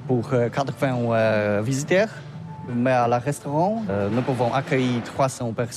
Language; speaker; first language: French; non-native, learner; Polish